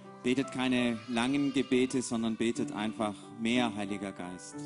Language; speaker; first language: German; native; German